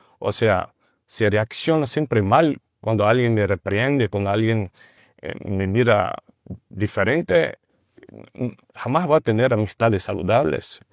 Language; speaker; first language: Spanish; non-native, fluent; Portuguese